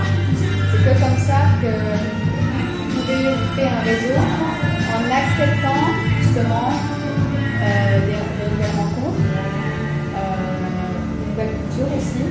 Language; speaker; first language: French; early bilingual, other home language; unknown